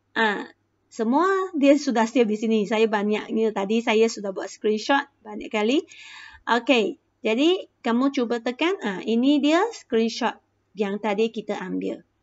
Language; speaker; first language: Malay; non-native, local second language; Chinese